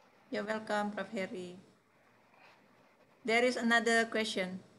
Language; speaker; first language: English; non-native, fluent; Indonesian